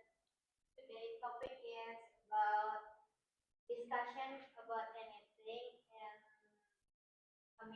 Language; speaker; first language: English; non-native, learner; Indonesian